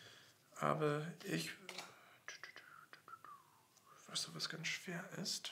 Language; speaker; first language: German; non-native, fluent; English